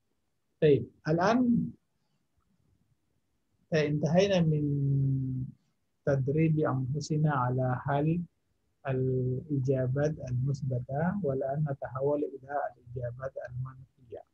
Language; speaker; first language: Arabic; non-native, fluent; Indonesian